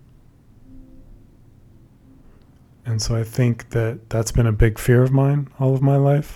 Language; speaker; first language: English; native; English